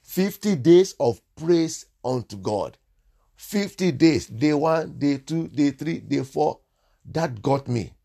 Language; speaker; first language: English; non-native, local second language; Yoruba